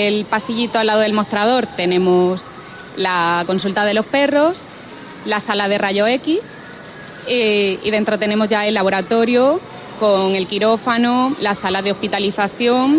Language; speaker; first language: Spanish; native; Spanish